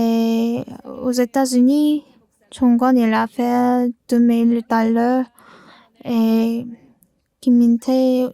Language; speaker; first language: French; non-native, learner; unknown